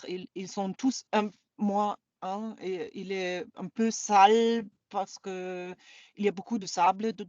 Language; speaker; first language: French; non-native, fluent; German